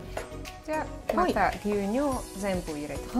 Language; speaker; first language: Japanese; non-native, fluent; Serbian